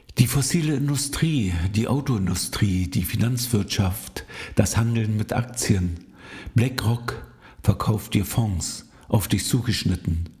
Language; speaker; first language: German; native; German